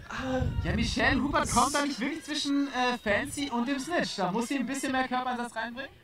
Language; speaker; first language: German; native; German